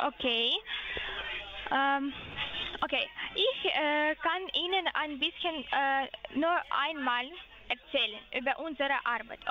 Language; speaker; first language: German; non-native, learner; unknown